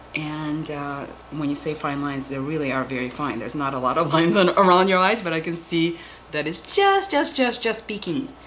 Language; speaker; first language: English; non-native, fluent; Russian